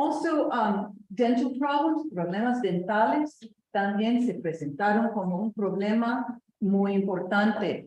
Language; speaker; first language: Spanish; non-native, fluent; English